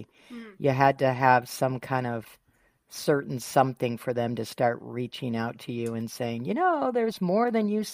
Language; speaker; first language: English; native; English